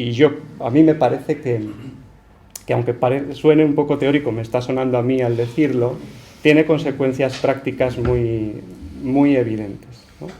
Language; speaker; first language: Spanish; native; Spanish